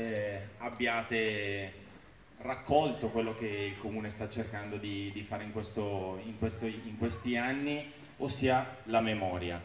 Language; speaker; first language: Italian; native; Italian